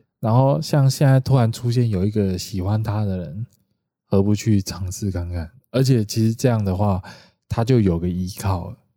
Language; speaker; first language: Chinese; native; Chinese